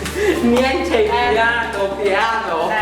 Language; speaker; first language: Italian; non-native, learner; English